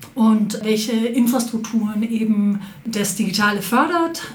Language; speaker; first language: German; non-native, fluent; Danish